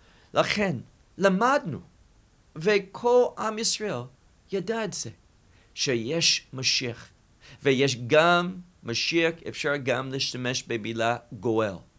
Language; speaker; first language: Hebrew; non-native, fluent; English